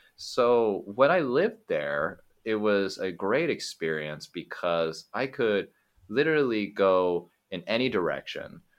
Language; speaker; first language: English; native; English